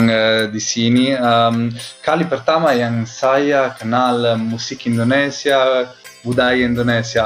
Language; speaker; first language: Indonesian; non-native, learner; Italian